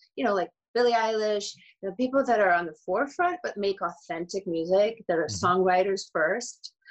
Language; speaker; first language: English; early bilingual, other home language; Georgian